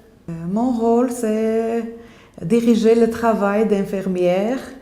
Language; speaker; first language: French; non-native, fluent; Armenian